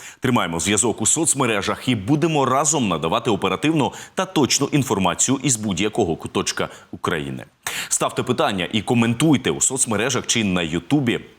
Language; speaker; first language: Ukrainian; native; Ukrainian